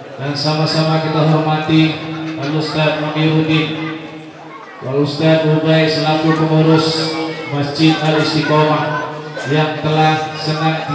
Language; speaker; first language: Indonesian; native; Indonesian